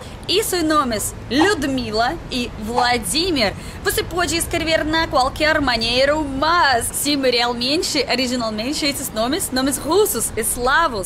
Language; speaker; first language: Portuguese; non-native, fluent; Russian